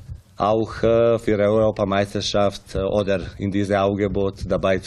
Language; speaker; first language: German; non-native, fluent; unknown